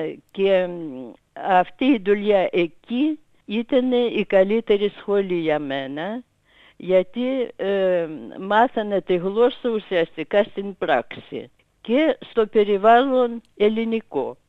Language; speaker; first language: Greek; non-native, fluent; Russian